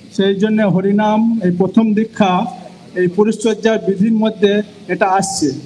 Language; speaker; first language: Bangla; non-native, fluent; English